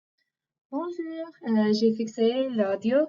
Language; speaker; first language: French; non-native, fluent; English